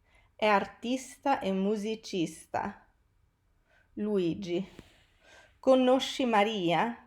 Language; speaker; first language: Italian; non-native, fluent; English